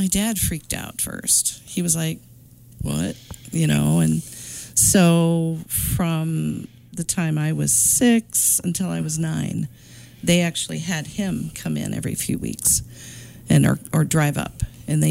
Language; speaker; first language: English; native; English